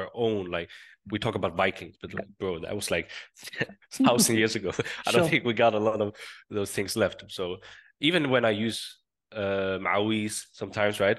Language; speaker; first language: English; non-native, fluent; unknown